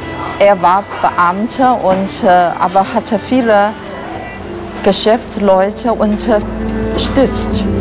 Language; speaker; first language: German; non-native, fluent; Chinese